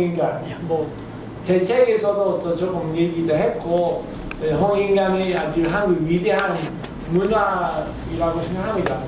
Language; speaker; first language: Korean; non-native, fluent; English